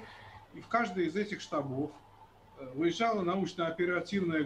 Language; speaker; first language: Russian; native; Russian